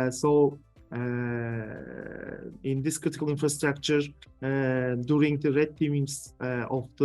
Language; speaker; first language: English; non-native, fluent; Turkish